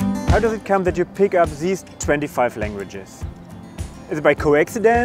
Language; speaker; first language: English; non-native, fluent; German